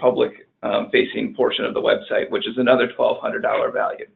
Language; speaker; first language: English; native; English